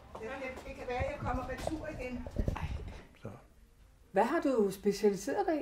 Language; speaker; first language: Danish; native; Danish